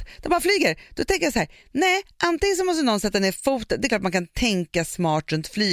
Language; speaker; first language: Swedish; native; Swedish